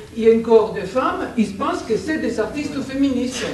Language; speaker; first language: French; non-native, fluent; Spanish